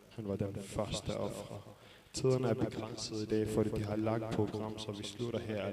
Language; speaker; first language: Danish; early bilingual, other home language; Arabic